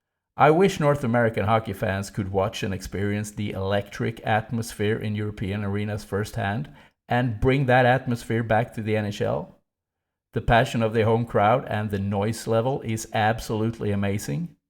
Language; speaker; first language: English; non-native, fluent; Swedish